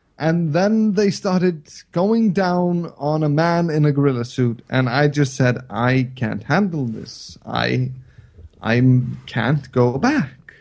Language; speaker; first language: English; non-native, fluent; Icelandic